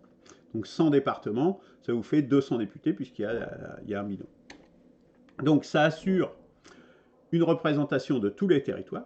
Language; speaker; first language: French; native; French